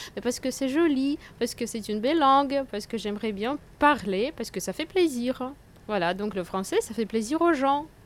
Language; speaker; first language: French; non-native, fluent; Russian